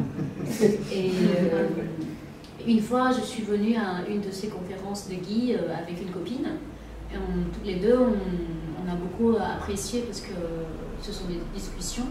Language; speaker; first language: French; non-native, fluent; Vietnamese